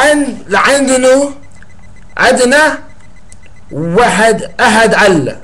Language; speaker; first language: Arabic; non-native, learner; English